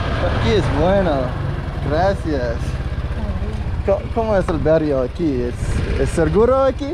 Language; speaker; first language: Spanish; non-native, learner; English